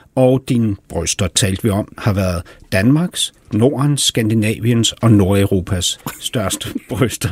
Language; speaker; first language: Danish; early bilingual, heritage; Danish